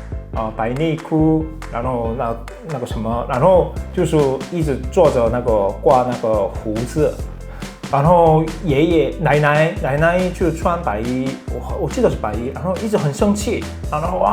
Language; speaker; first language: Chinese; non-native, fluent; Korean